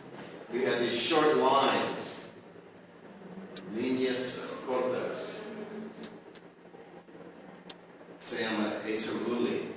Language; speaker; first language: Spanish; non-native, learner; English